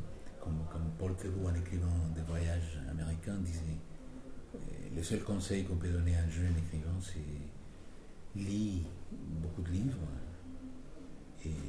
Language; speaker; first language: French; non-native, fluent; Spanish